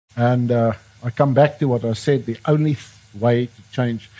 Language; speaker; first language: English; non-native, local second language; Afrikaans